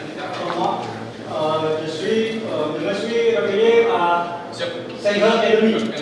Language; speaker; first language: French; non-native, learner; Indonesian